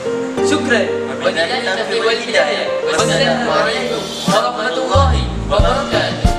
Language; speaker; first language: Arabic; non-native, learner; Malay